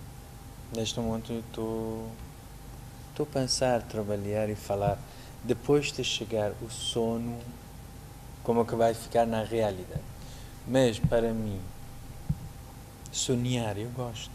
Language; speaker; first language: Portuguese; non-native, fluent; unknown